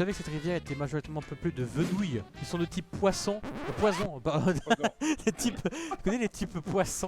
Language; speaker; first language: French; native; French